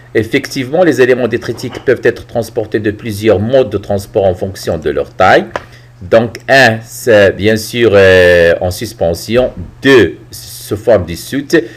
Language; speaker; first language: French; non-native, local second language; Arabic